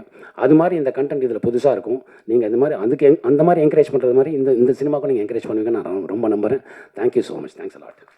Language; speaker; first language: Tamil; native; Tamil